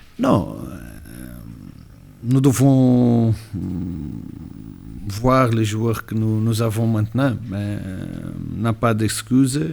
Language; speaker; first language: French; non-native, learner; Portuguese